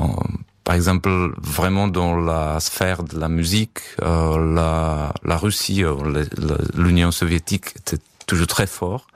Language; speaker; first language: French; non-native, fluent; Czech